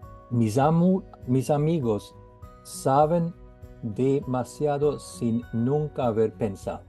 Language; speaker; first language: Spanish; non-native, fluent; Norwegian